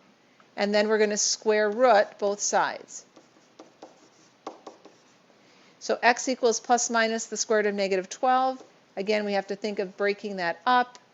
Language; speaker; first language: English; native; English